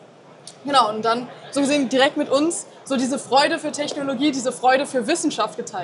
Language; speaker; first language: German; native; German